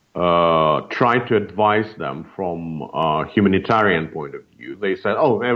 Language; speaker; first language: English; non-native, fluent; Russian